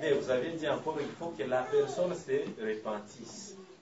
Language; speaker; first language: French; non-native, local second language; Swahili